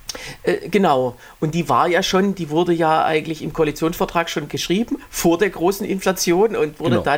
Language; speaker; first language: German; native; German